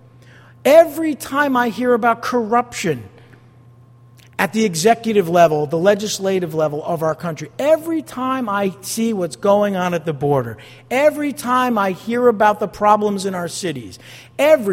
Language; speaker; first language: English; native; English